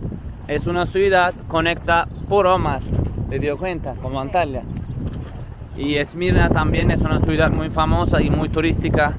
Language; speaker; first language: Spanish; non-native, learner; Turkish